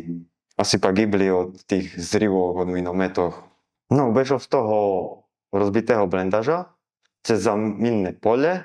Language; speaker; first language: Russian; non-native, learner; Slovak